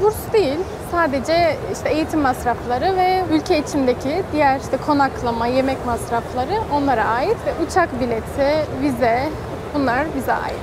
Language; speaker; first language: Turkish; native; Turkish